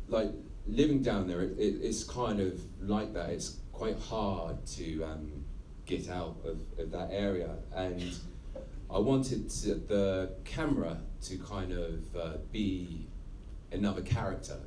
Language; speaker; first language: English; native; English